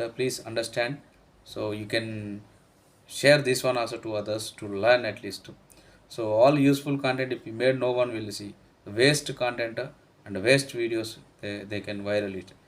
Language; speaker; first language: English; non-native, local second language; Telugu